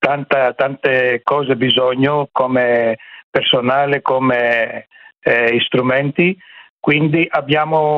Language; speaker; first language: Italian; non-native, fluent; Greek